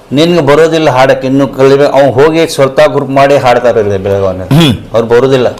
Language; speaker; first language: Kannada; non-native, local second language; Urdu